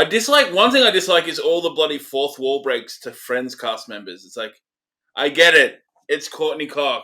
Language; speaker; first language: English; native; English